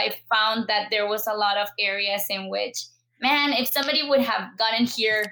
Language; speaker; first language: English; non-native, fluent; Spanish